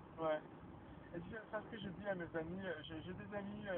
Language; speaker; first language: French; non-native, fluent; Hebrew